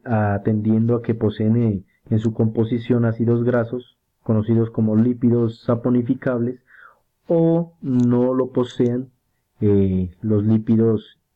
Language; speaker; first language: Spanish; native; Spanish